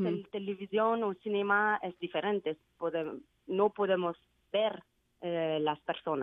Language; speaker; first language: Spanish; non-native, learner; Vietnamese